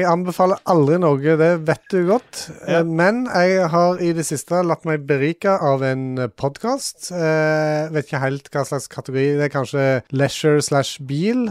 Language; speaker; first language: Norwegian; native; Norwegian